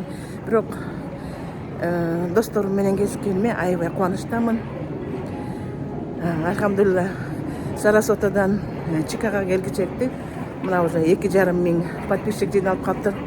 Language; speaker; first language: Kyrgyz; native; Kyrgyz